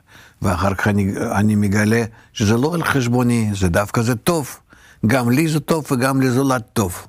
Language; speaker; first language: Hebrew; non-native, fluent; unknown